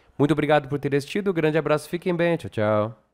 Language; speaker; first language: Portuguese; native; Portuguese